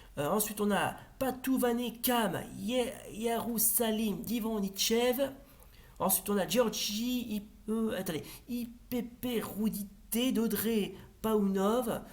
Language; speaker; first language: French; native; French